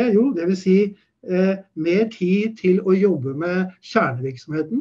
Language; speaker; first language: Norwegian; native; Norwegian